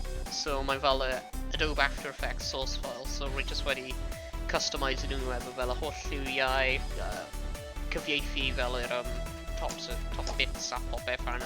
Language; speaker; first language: Welsh; non-native, local second language; English